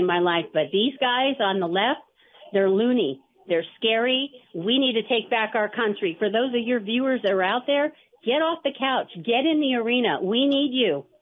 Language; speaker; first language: English; native; English